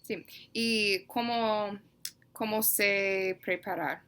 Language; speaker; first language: Spanish; non-native, learner; English